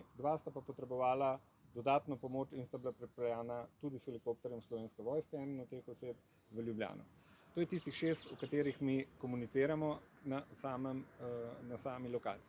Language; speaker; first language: Slovenian; native; Slovenian